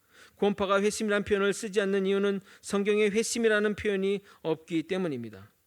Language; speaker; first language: Korean; native; Korean